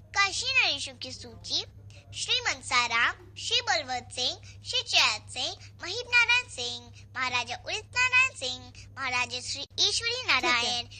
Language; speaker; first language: Hindi; native; Hindi